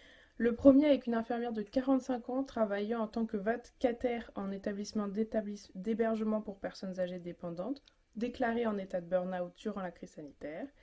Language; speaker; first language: French; native; French